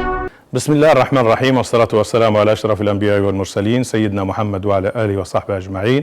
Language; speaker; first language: Arabic; native; Arabic